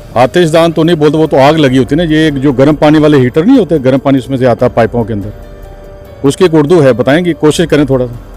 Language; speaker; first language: Urdu; native; Urdu